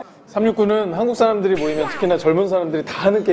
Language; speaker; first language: Korean; native; Korean